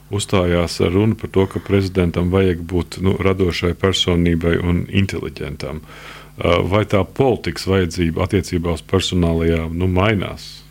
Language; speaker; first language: Latvian; native; Latvian